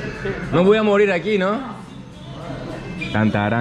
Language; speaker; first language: Spanish; non-native, learner; Greek